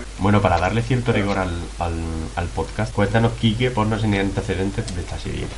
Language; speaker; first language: Spanish; native; Spanish